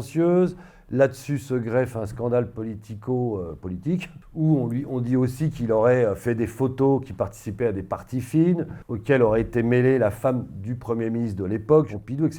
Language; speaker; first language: French; native; French